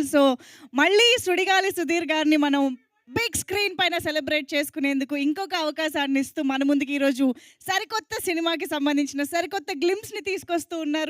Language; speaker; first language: Telugu; native; Telugu